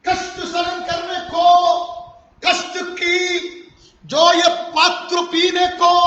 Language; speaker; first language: Hindi; non-native, local second language; Malayalam